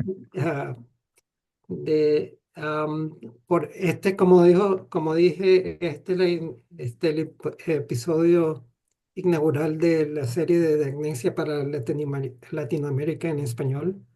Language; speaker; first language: Spanish; non-native, fluent; English